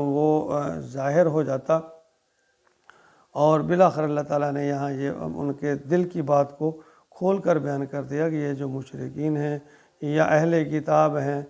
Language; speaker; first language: Urdu; native; Urdu